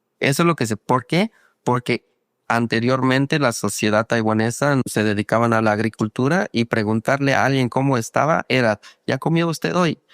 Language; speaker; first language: Spanish; non-native, local second language; Kaqchikel